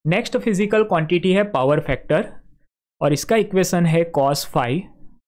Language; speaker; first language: Hindi; non-native, local second language; Gujarati